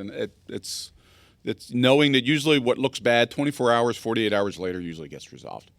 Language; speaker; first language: English; native; English